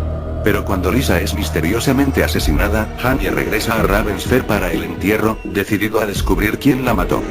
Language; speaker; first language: Spanish; native; Spanish